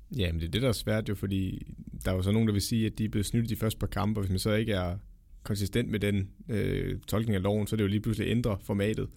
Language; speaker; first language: Danish; native; Danish